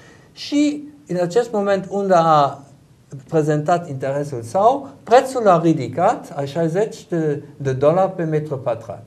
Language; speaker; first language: Romanian; non-native, learner; German